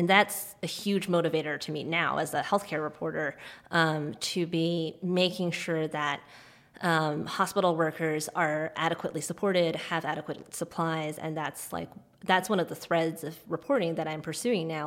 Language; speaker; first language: English; non-native, local second language; Cantonese